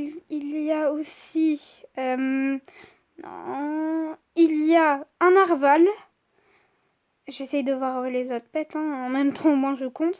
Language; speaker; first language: French; native; French